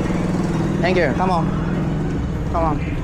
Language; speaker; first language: English; non-native, learner; Japanese